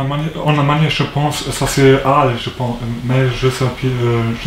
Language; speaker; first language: French; non-native, learner; German